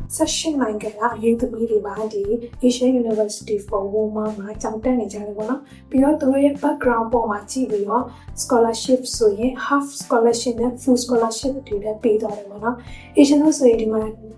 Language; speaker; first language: Burmese; non-native, local second language; S'gaw Karen